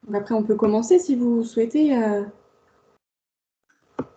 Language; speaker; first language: French; native; French